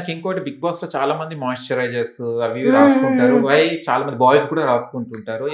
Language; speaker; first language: Telugu; native; Telugu